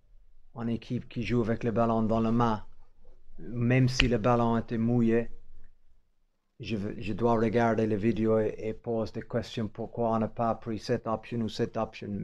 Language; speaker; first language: French; non-native, fluent; English